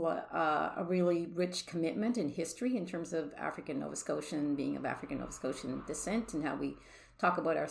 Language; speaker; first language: English; native; English